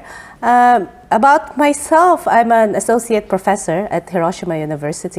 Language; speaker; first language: English; non-native, local second language; Filipino